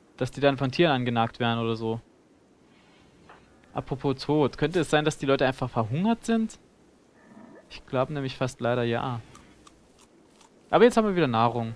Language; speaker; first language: German; native; German